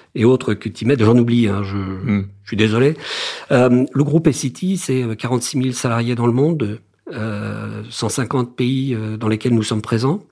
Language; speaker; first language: French; native; French